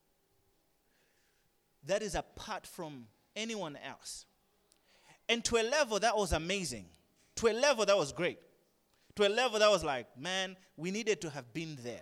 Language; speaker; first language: English; non-native, local second language; Nyanja